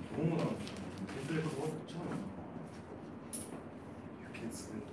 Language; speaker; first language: Japanese; native; Japanese